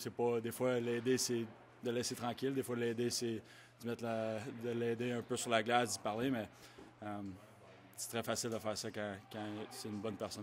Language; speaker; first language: French; native; French